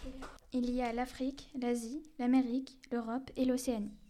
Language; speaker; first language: French; native; French